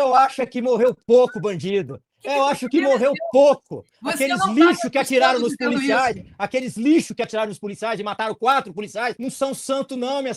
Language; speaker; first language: Portuguese; native; Portuguese